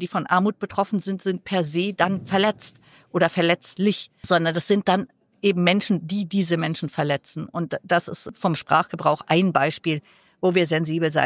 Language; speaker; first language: German; native; German